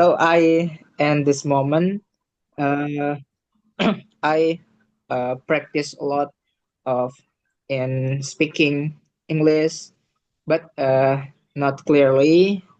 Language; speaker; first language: English; non-native, learner; Indonesian